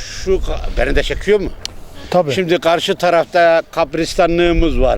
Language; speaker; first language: Turkish; native; Turkish